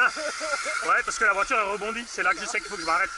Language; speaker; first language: French; native; French